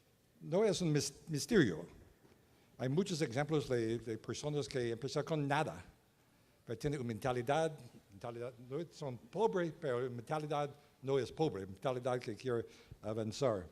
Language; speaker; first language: Spanish; non-native, learner; English